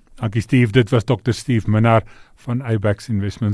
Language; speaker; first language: English; non-native, local second language; Afrikaans